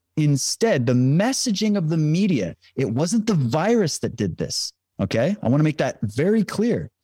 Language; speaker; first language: English; native; English